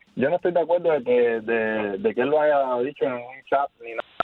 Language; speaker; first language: Spanish; native; Spanish